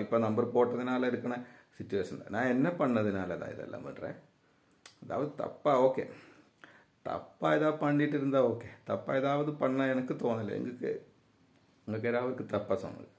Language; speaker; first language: Tamil; non-native, learner; Malayalam